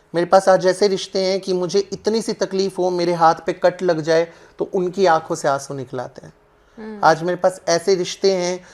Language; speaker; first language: Hindi; non-native, local second language; Punjabi